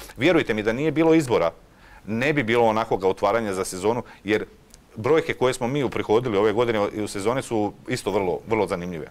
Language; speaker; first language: Croatian; native; Croatian